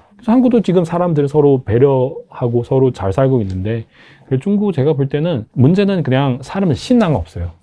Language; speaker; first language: Korean; non-native, fluent; Chinese